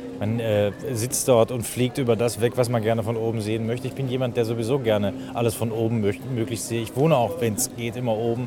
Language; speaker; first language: German; native; German